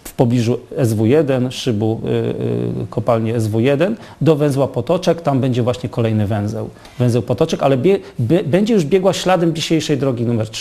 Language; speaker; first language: Polish; native; Polish